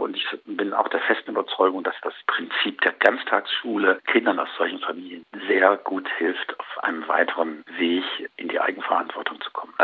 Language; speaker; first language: German; native; German